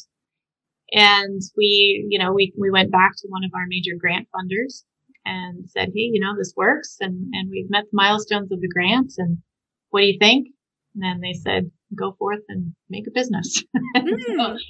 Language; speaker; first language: English; native; English